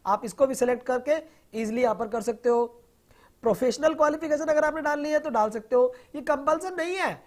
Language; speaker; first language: Hindi; non-native, local second language; Punjabi